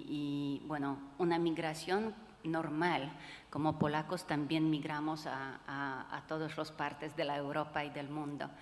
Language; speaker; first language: Spanish; non-native, fluent; Polish